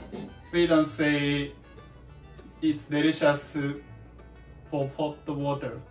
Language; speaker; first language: English; non-native, learner; Japanese